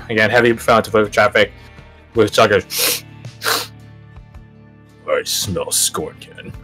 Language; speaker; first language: English; native; English